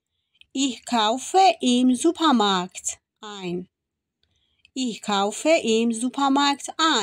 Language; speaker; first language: German; non-native, fluent; Persian